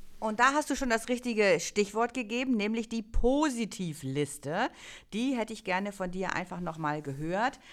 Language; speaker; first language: German; native; German